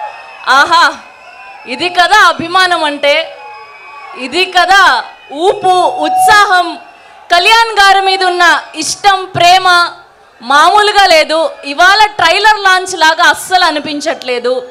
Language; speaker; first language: Telugu; native; Telugu